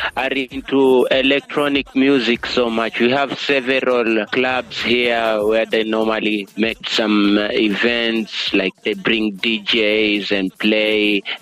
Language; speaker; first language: English; non-native, local second language; Giryama